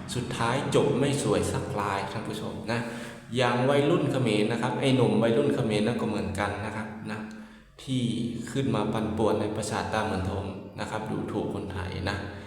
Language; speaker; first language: Thai; native; Thai